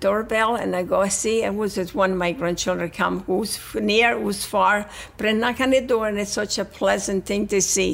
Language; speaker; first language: English; non-native, fluent; Italian